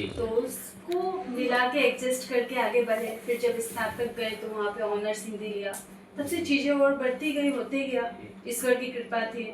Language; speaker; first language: Hindi; non-native, local second language; Bhojpuri